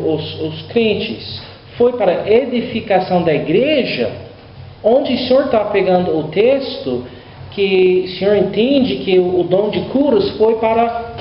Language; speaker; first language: Portuguese; non-native, learner; English